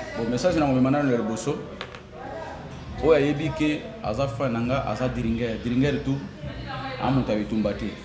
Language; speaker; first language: Lingala; native; Lingala